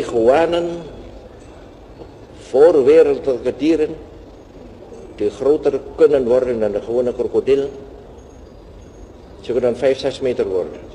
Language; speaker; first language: Dutch; non-native, local second language; Javanese